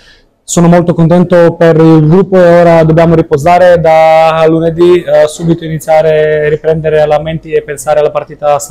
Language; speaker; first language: Italian; non-native, fluent; Macedonian